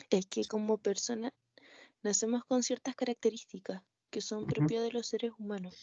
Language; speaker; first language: Spanish; native; Spanish